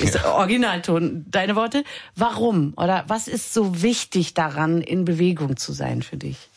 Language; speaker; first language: German; native; German